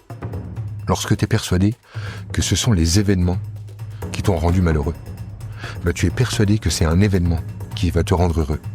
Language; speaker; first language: French; native; French